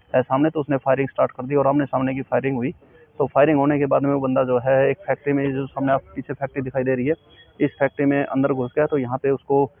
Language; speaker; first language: Hindi; native; Hindi